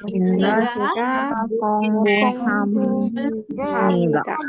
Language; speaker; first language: Korean; non-native, learner; Indonesian